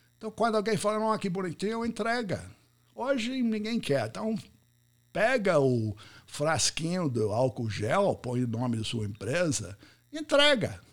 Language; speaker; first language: Portuguese; non-native, fluent; English